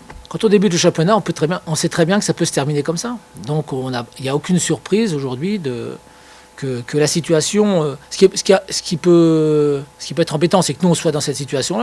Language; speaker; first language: French; native; French